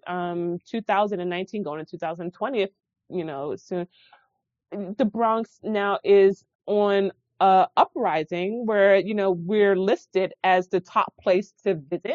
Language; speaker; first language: English; native; English